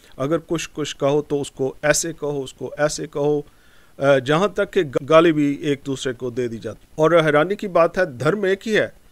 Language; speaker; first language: Hindi; non-native, local second language; Punjabi